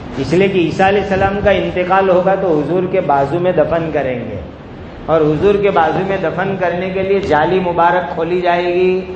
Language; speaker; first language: Urdu; non-native, local second language; Gujarati